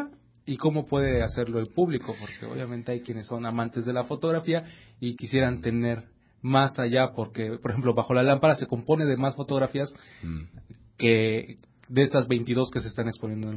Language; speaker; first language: Spanish; native; Spanish